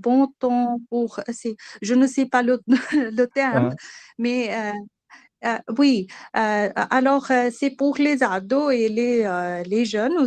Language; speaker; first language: French; non-native, learner; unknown